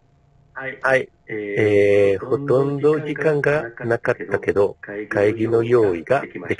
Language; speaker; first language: Japanese; non-native, learner; Spanish